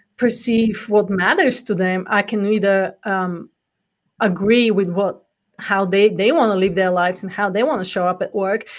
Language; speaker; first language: English; non-native, fluent; Bulgarian